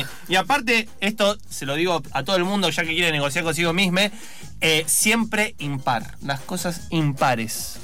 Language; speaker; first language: Spanish; native; Spanish